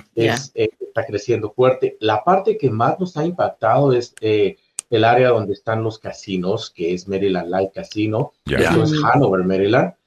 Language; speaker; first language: Spanish; native; Spanish